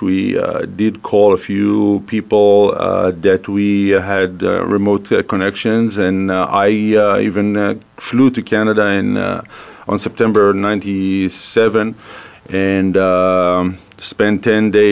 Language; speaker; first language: English; non-native, fluent; Hebrew